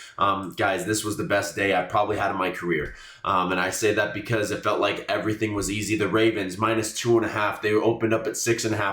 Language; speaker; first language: English; native; English